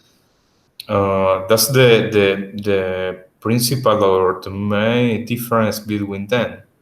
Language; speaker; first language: English; non-native, learner; Spanish